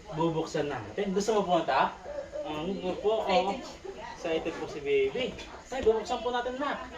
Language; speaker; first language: Filipino; native; Filipino